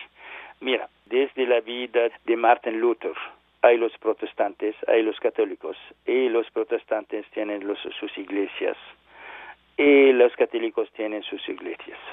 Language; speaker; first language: Spanish; non-native, learner; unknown